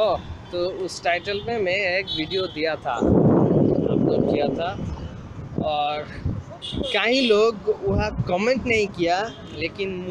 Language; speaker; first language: Hindi; non-native, learner; Bangla